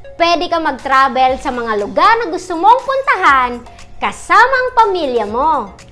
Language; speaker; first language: Filipino; non-native, local second language; Bikol